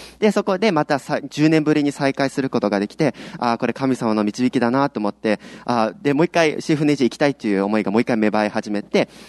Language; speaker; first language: Japanese; early bilingual, heritage; Japanese